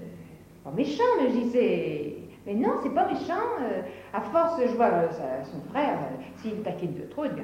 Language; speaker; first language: French; native; French